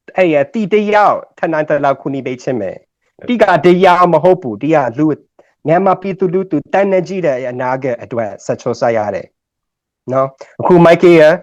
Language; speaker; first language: Burmese; non-native, learner; English